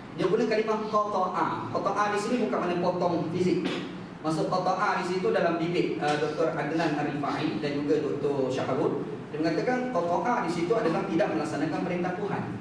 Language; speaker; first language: Malay; native; Malay